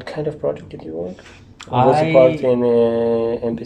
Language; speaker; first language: English; non-native, learner; Russian